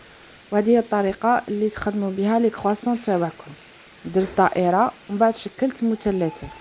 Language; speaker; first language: Arabic; native; Arabic